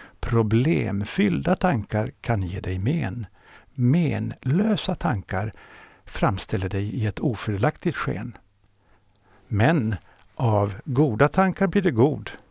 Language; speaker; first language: Swedish; native; Swedish